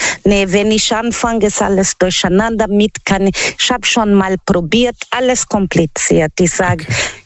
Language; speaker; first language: German; non-native, learner; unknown